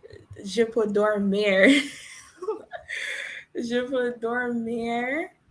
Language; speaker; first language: French; non-native, learner; English